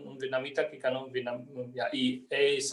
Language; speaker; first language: Spanish; non-native, fluent; German